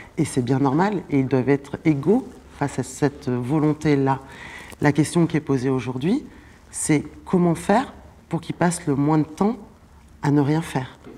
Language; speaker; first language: French; native; French